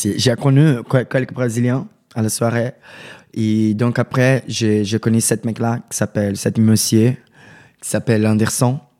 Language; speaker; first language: French; non-native, learner; Portuguese